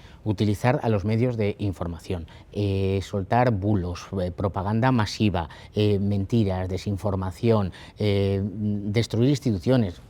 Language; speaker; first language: Spanish; native; Spanish